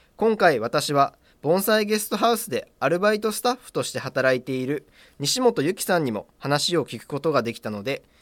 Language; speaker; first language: Japanese; native; Japanese